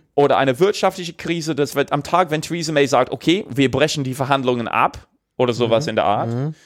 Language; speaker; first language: German; non-native, fluent; English